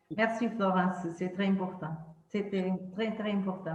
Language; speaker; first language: French; non-native, learner; Portuguese